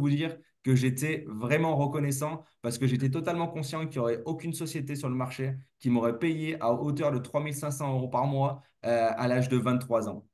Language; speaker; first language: French; native; French